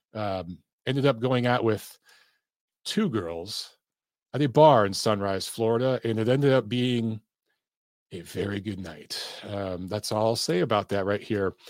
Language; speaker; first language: English; native; English